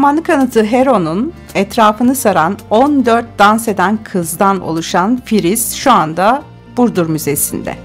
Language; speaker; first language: Turkish; native; Turkish